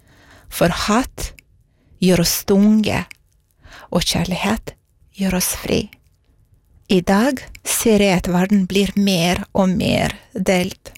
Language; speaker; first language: Norwegian; non-native, fluent; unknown